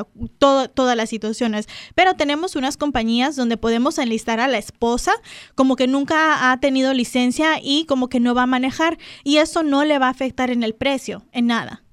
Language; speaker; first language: Spanish; native; Spanish